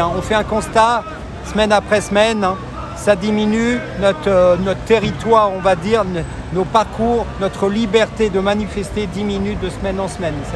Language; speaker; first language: French; native; French